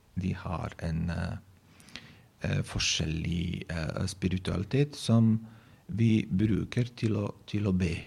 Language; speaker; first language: Norwegian; non-native, fluent; Bosnian